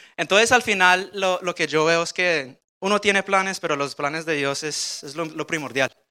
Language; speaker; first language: Spanish; early bilingual, heritage; Spanish